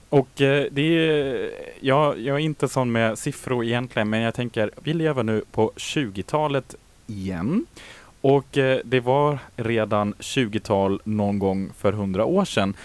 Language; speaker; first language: Swedish; native; Swedish